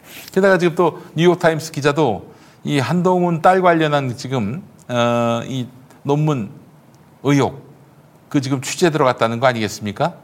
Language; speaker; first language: Korean; native; Korean